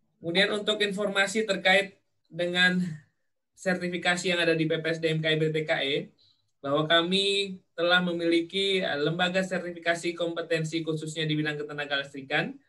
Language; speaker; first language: Indonesian; native; Indonesian